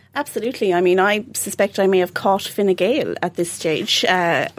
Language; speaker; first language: English; native; English